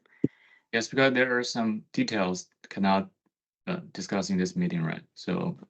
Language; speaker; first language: English; non-native, fluent; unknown